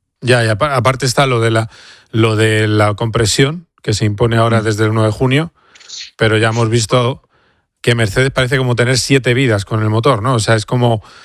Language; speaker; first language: Spanish; native; Spanish